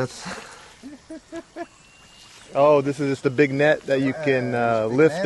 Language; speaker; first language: English; native; English